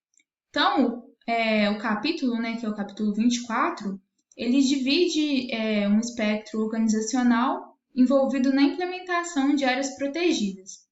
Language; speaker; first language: Portuguese; native; Portuguese